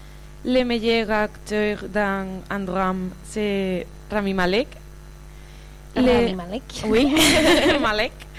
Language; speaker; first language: French; non-native, learner; Spanish